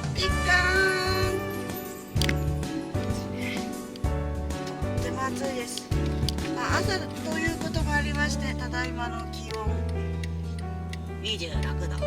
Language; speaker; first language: Japanese; native; Japanese